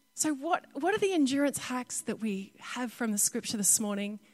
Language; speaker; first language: English; native; English